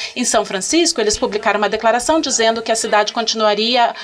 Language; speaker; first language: Portuguese; non-native, fluent; French